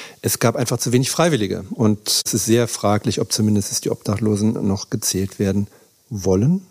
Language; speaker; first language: German; native; German